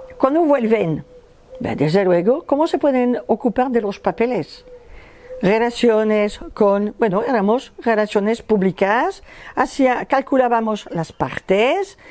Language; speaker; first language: Spanish; non-native, fluent; French